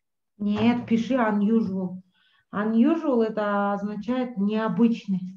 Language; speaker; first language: Russian; native; Russian